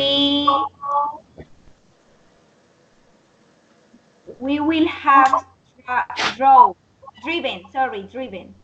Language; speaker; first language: English; non-native, learner; Spanish